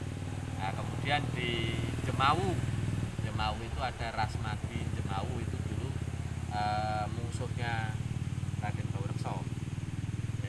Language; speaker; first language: Indonesian; native; Indonesian